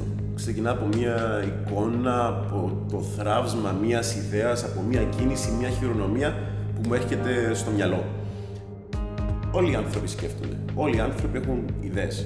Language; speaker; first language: Greek; native; Greek